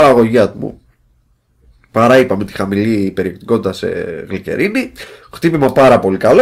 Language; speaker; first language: Greek; native; Greek